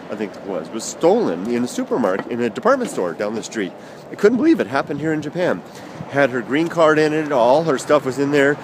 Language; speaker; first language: English; native; English